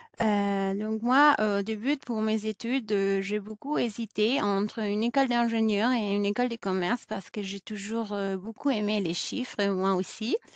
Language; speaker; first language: French; non-native, fluent; German